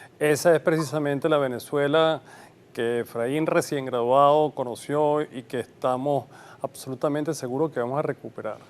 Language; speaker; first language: Spanish; native; Spanish